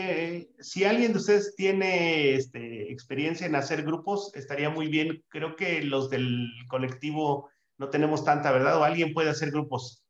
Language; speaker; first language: Spanish; native; Spanish